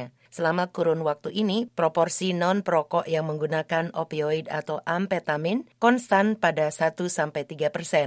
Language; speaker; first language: Indonesian; native; Indonesian